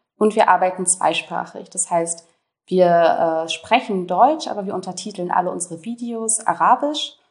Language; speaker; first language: German; native; German